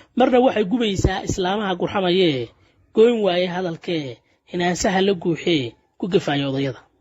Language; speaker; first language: Somali; native; Somali